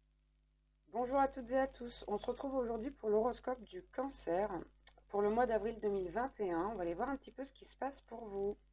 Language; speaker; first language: French; native; French